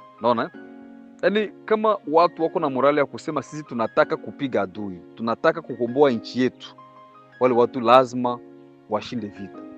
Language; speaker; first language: Swahili; non-native, local second language; Bembe